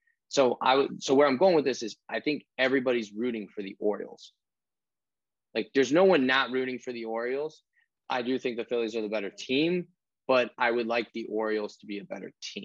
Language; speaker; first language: English; native; English